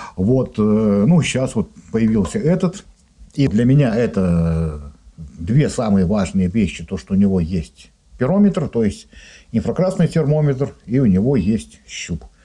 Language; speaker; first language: Russian; native; Russian